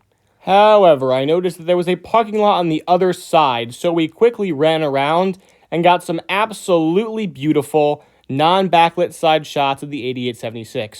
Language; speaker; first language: English; native; English